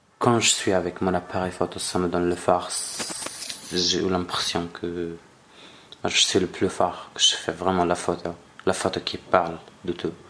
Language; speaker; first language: French; non-native, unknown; Arabic